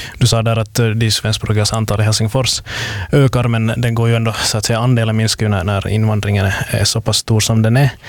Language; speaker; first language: Swedish; native; Swedish